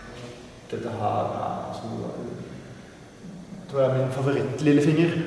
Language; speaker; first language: Norwegian; native; Norwegian